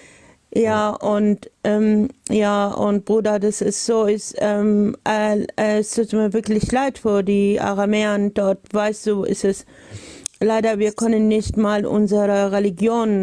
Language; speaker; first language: German; non-native, learner; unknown